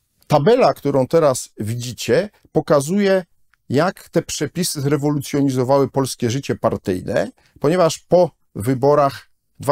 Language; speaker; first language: Polish; native; Polish